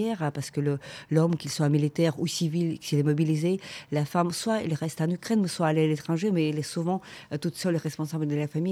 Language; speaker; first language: French; non-native, fluent; Ukrainian